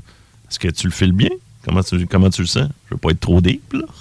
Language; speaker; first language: French; native; French